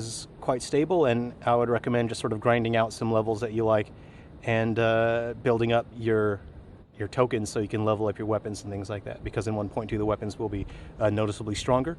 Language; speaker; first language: English; native; English